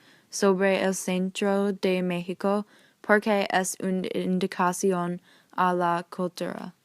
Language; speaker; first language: Spanish; non-native, learner; English